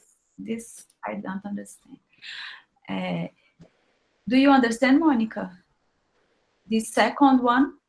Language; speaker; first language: English; non-native, learner; Portuguese